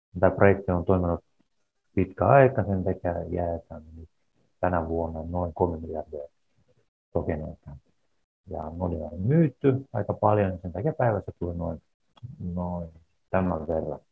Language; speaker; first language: Finnish; non-native, learner; Russian